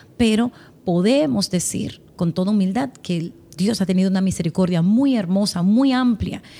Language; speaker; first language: Spanish; native; Spanish